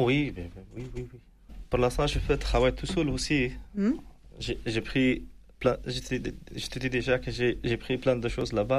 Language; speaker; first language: French; non-native, learner; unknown